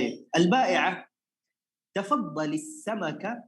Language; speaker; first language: Arabic; non-native, fluent; Indonesian